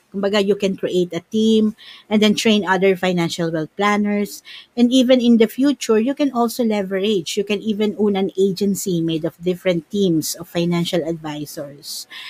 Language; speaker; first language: English; non-native, local second language; Filipino